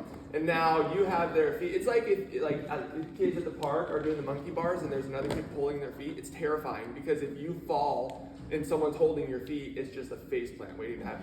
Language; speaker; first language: English; native; English